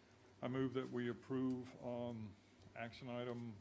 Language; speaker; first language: English; native; English